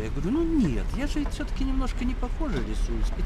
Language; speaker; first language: Russian; native; Russian